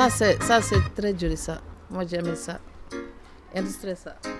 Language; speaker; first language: French; non-native, learner; Somali